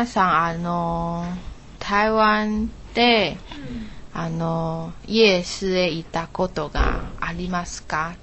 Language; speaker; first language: Japanese; non-native, learner; Chinese